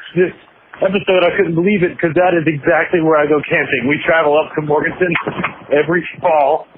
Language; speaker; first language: English; native; English